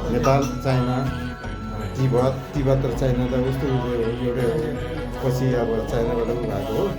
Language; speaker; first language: Nepali; non-native, local second language; Eastern Tamang